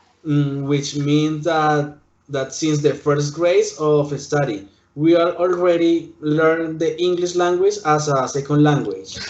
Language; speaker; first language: English; non-native, learner; Spanish